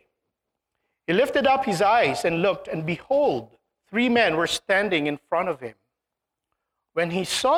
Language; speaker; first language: English; non-native, local second language; Filipino